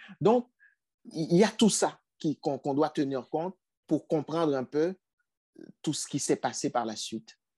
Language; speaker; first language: French; non-native, local second language; Haitian Creole